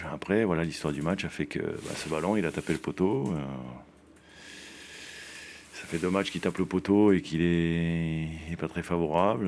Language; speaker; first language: French; native; French